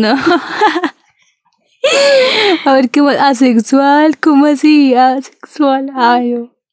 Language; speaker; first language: Spanish; native; Spanish